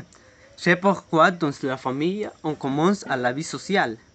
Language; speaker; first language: French; non-native, learner; Spanish